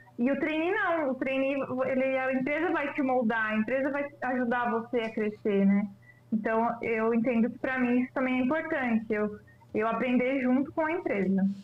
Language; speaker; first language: Portuguese; native; Portuguese